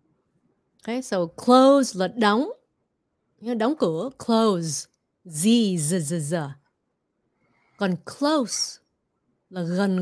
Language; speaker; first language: Vietnamese; early bilingual, heritage; Vietnamese